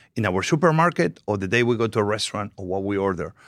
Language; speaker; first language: English; non-native, fluent; Spanish